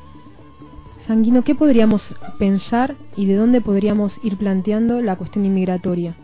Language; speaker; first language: Spanish; native; Spanish